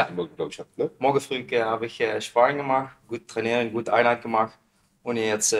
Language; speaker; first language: German; non-native, learner; Dutch